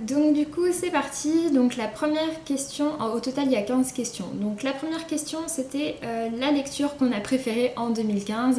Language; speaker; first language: French; native; French